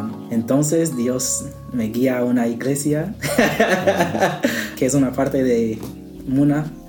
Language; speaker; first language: Spanish; non-native, learner; English